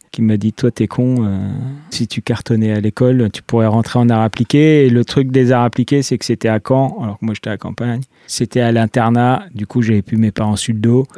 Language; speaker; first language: French; native; French